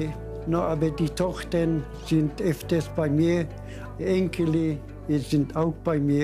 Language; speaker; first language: German; non-native, fluent; Polish